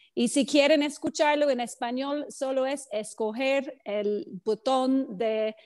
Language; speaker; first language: Spanish; non-native, fluent; English